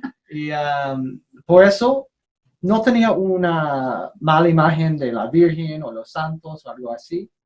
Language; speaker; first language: Spanish; non-native, learner; English